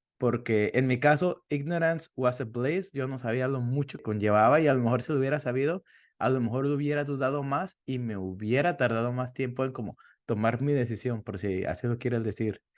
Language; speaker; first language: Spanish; native; Spanish